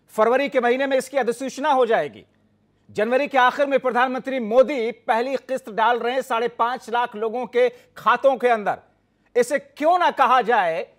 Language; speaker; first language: Hindi; native; Hindi